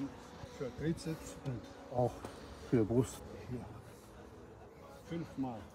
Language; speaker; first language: German; non-native, learner; Chechen